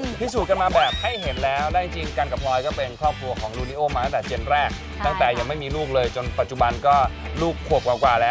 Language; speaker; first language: Thai; native; Thai